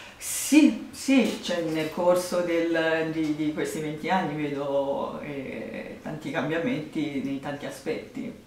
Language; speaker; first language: Italian; non-native, fluent; Japanese